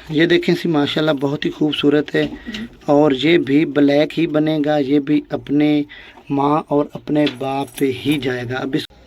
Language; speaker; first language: Urdu; native; Urdu